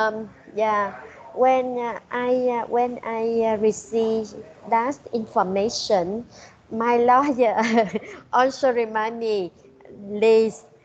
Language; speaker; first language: English; non-native, learner; Vietnamese